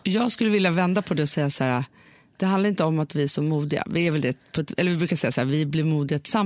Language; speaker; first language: Swedish; native; Swedish